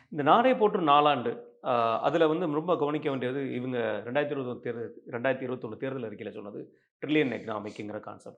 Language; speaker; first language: Tamil; native; Tamil